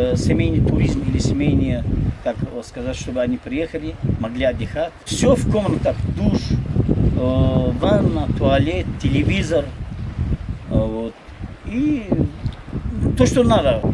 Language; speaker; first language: Russian; non-native, local second language; Tajik